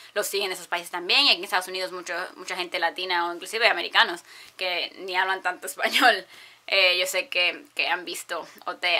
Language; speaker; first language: Spanish; early bilingual, heritage; Spanish